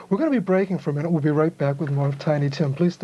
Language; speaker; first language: English; native; English